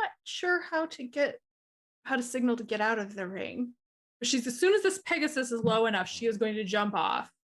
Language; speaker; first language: English; native; English